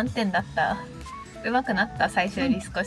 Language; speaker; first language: Japanese; native; Japanese